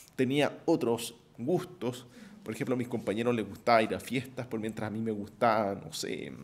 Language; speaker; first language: Spanish; native; Spanish